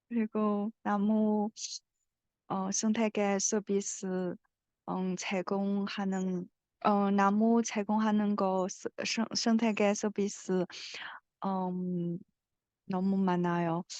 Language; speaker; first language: Korean; non-native, learner; Chinese